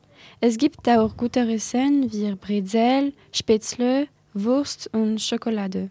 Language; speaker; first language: German; non-native, learner; French